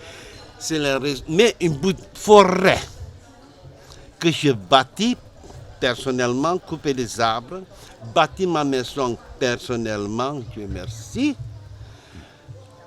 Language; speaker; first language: French; non-native, learner; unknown